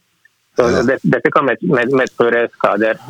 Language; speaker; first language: Norwegian; non-native, fluent; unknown